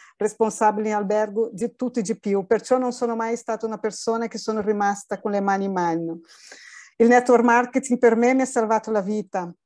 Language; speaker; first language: Italian; non-native, fluent; Portuguese